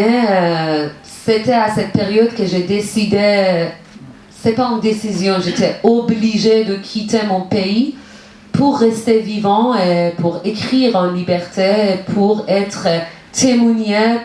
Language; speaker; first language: French; non-native, learner; Persian